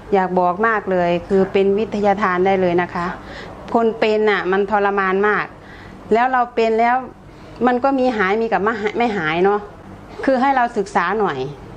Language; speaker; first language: Thai; native; Thai